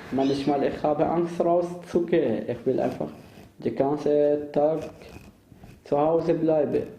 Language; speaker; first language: German; non-native, fluent; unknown